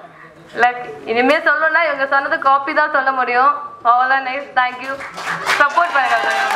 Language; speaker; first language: Tamil; non-native, learner; Malayalam